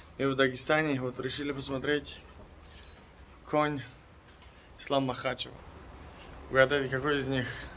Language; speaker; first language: Russian; non-native, local second language; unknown